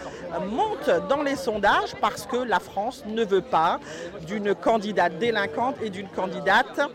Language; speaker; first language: French; native; French